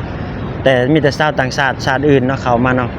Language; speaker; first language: Thai; non-native, local second language; Lao